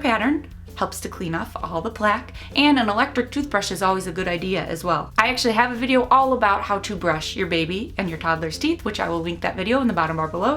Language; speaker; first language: English; native; English